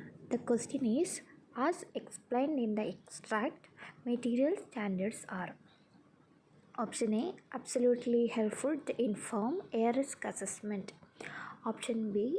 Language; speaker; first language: English; non-native, local second language; Malayalam